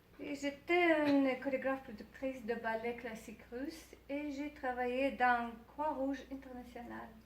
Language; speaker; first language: French; non-native, learner; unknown